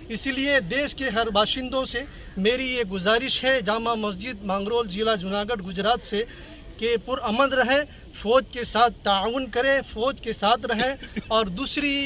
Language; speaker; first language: Hindi; non-native, local second language; Gujarati